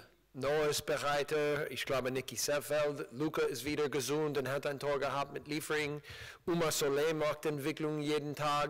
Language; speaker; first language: German; non-native, learner; English